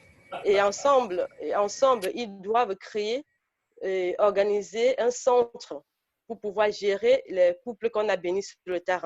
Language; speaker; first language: French; native; French